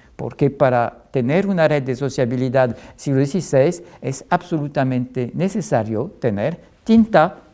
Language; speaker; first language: Spanish; non-native, fluent; French